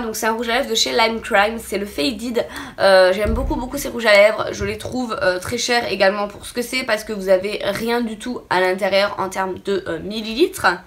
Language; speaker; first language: French; native; French